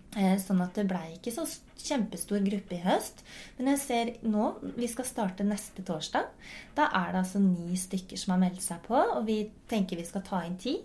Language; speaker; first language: Norwegian; native; Norwegian